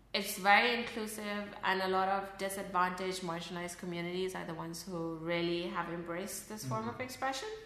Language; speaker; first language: English; early bilingual, other home language; Urdu